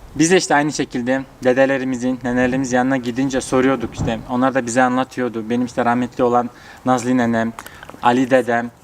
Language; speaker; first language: Turkish; early bilingual, heritage; Turkish